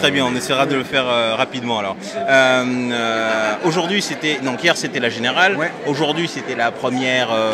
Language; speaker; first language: French; native; French